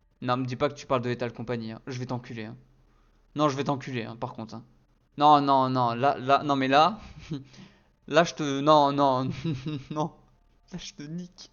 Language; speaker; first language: French; native; French